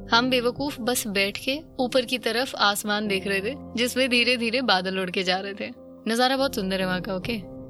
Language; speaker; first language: Hindi; native; Hindi